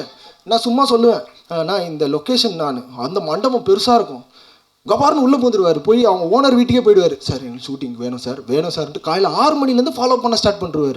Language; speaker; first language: Tamil; native; Tamil